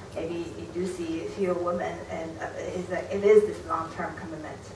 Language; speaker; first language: English; non-native, fluent; Chinese